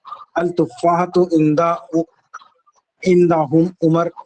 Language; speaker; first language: Arabic; non-native, learner; Urdu